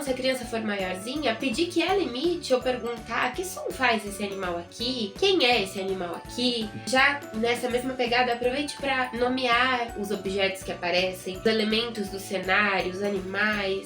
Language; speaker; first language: Portuguese; native; Portuguese